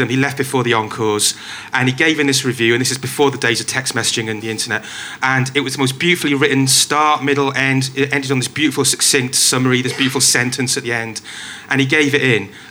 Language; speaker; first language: English; native; English